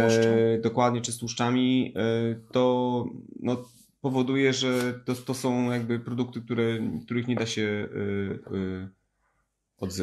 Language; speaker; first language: Polish; native; Polish